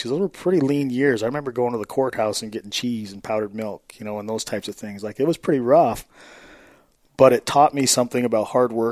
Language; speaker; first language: English; native; English